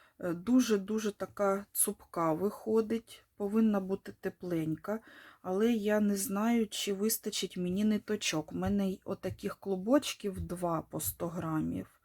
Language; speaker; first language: Ukrainian; non-native, local second language; Russian